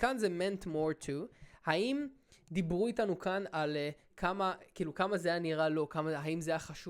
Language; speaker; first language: Hebrew; native; Hebrew